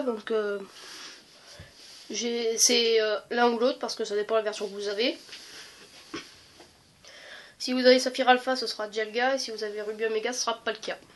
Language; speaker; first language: French; native; French